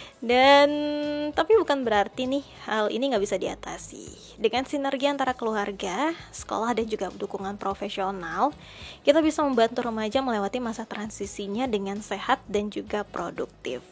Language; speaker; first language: Indonesian; native; Indonesian